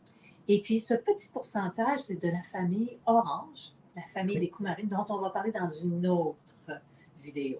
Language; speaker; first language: French; native; French